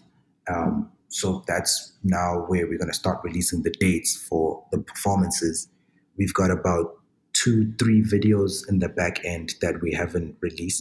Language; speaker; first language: English; non-native, local second language; Zulu